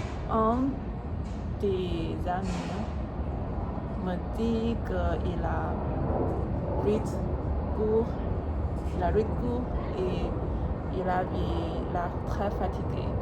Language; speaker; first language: French; non-native, learner; English